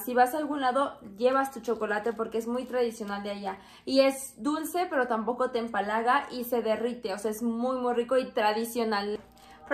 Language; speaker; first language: Spanish; native; Spanish